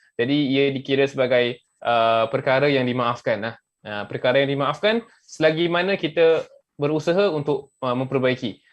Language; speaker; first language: Malay; native; Malay